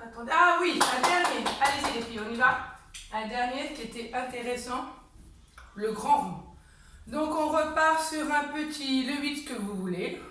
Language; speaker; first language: French; native; French